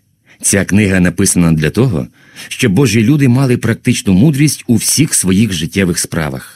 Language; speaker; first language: Ukrainian; native; Ukrainian